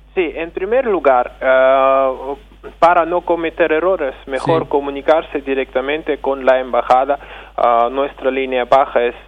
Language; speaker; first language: Spanish; non-native, fluent; Russian